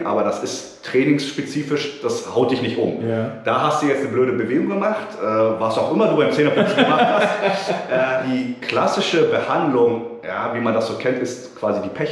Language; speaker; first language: German; native; German